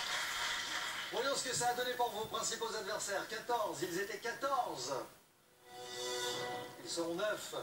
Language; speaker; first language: French; native; French